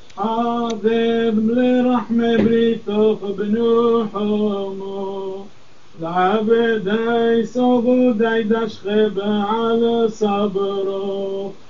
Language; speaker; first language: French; non-native, fluent; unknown